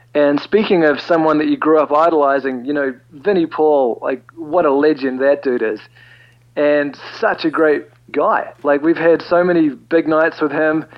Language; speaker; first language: English; native; English